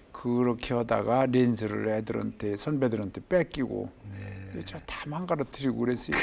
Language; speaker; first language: Korean; native; Korean